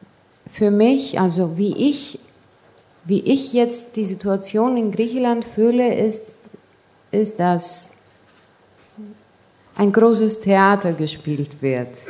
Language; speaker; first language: German; non-native, fluent; Greek